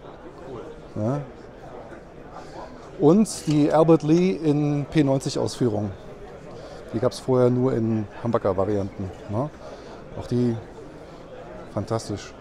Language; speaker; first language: German; native; German